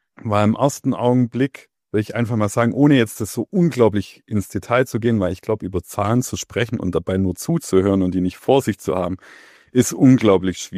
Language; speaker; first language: German; native; German